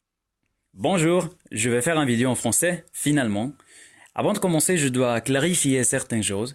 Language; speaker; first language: French; non-native, fluent; Spanish